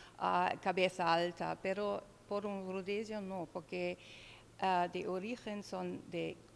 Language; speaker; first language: Spanish; non-native, learner; German